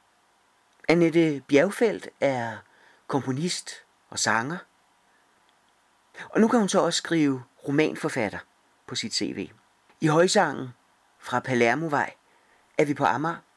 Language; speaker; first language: Danish; native; Danish